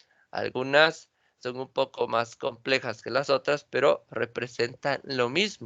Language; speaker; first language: Spanish; native; Spanish